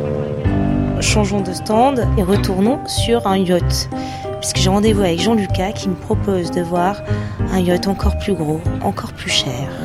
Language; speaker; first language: French; native; French